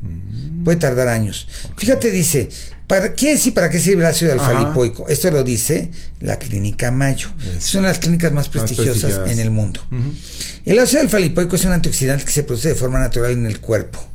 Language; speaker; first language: Spanish; native; Spanish